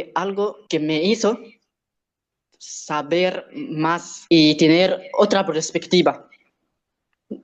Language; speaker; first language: Spanish; non-native, learner; Arabic